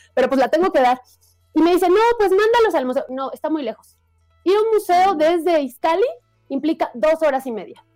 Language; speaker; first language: Spanish; native; Spanish